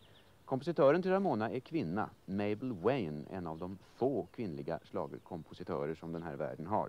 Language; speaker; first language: Swedish; native; Swedish